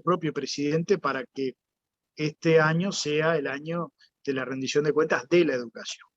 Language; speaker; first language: Spanish; native; Spanish